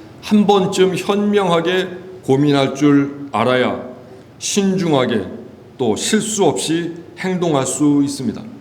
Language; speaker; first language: Korean; native; Korean